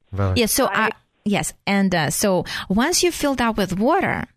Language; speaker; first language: English; non-native, fluent; Russian